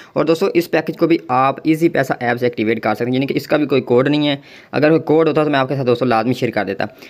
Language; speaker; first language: Urdu; non-native, local second language; Punjabi